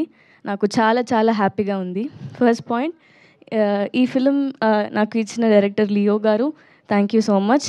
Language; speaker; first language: Telugu; non-native, learner; Tamil